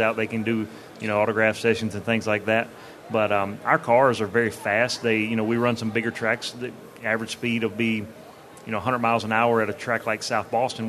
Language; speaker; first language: English; native; English